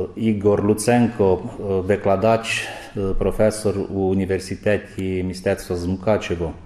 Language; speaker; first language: Ukrainian; early bilingual, heritage; Ukrainian